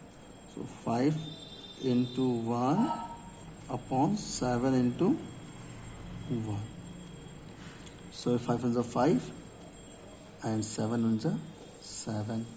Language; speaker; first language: English; non-native, local second language; Hindi